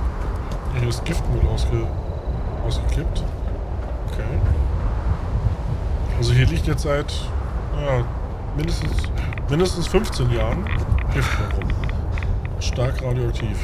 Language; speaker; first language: German; native; German